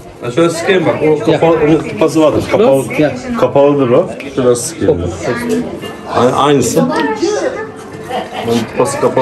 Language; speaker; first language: Turkish; native; Turkish